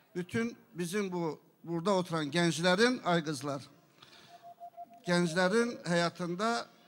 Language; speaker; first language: Azerbaijani; non-native, local second language; Avaric